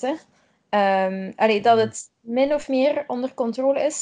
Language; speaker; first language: Dutch; native; Dutch